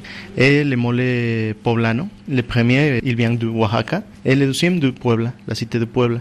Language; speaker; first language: French; non-native, learner; Spanish